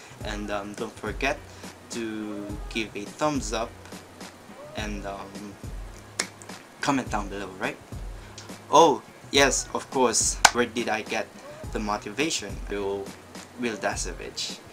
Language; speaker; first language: English; non-native, local second language; Filipino